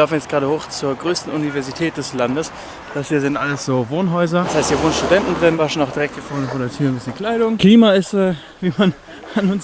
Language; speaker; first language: German; native; German